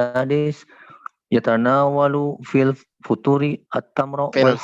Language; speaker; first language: Arabic; non-native, learner; Indonesian